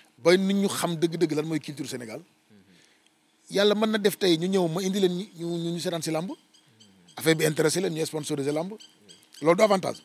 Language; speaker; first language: Wolof; native; Wolof